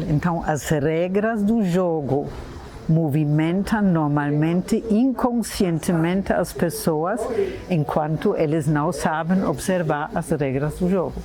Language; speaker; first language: Portuguese; non-native, fluent; German